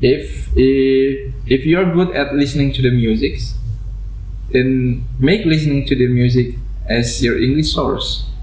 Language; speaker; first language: English; non-native, fluent; Indonesian